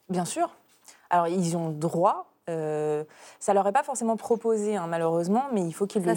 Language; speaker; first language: French; native; French